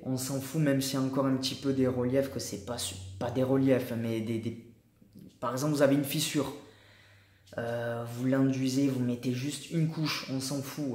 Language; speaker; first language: French; native; French